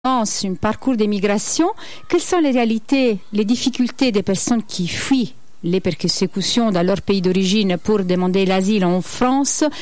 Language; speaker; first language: French; native; French